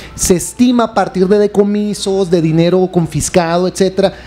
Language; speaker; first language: Spanish; native; Spanish